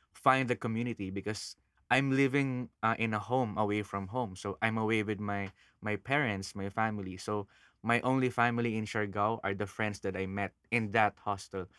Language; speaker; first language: English; non-native, local second language; Filipino